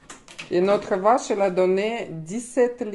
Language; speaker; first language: French; non-native, learner; Russian